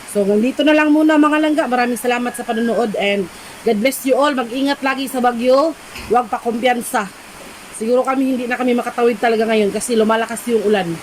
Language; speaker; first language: Filipino; native; Filipino